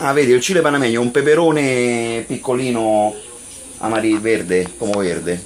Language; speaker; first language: Italian; native; Italian